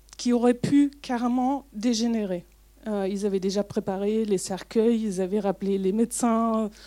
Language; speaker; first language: French; non-native, fluent; German